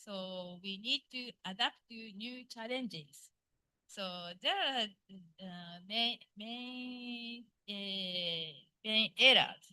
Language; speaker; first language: English; non-native, fluent; Japanese